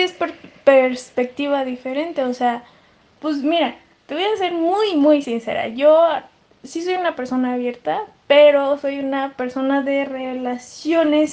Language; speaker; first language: Spanish; native; Spanish